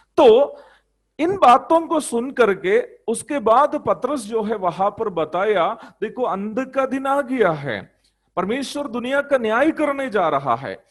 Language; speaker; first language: Hindi; non-native, local second language; Malayalam